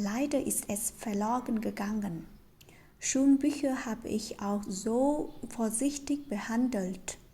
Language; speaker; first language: German; non-native, learner; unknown